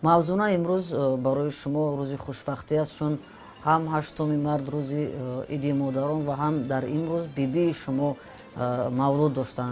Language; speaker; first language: Persian; native; Persian